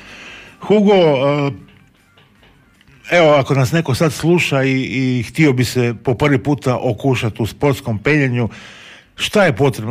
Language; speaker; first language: Serbian; native; Serbian